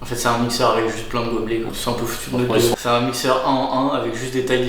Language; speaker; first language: French; native; French